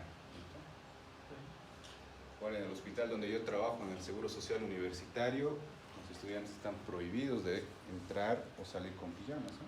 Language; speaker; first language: Spanish; native; Spanish